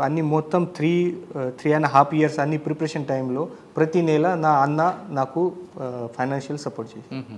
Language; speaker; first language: Telugu; non-native, learner; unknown